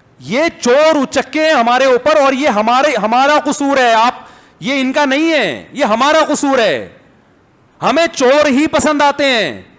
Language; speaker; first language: Urdu; native; Urdu